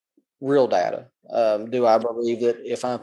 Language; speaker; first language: English; native; English